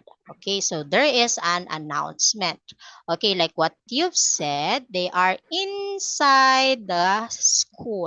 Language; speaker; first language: English; non-native, fluent; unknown